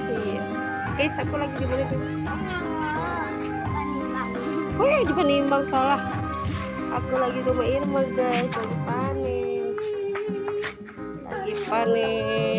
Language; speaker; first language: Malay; non-native, local second language; Sundanese